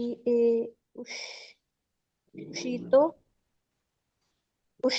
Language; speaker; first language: Italian; non-native, learner; Urdu